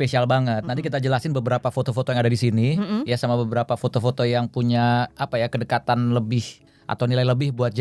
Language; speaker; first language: Indonesian; native; Indonesian